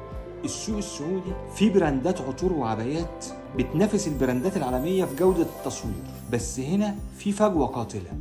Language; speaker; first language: Arabic; native; Arabic